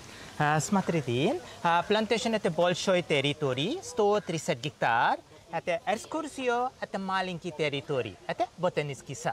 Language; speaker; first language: Russian; non-native, learner; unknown